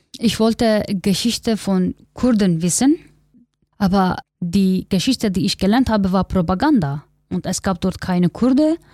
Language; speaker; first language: German; non-native, learner; Kurdish